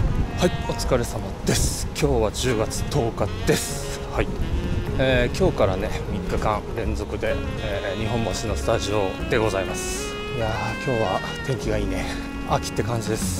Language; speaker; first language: Japanese; native; Japanese